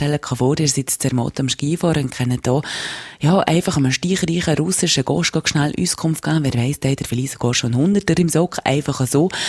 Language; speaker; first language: German; native; German